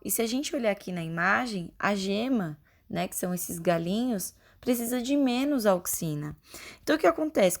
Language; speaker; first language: Portuguese; native; Portuguese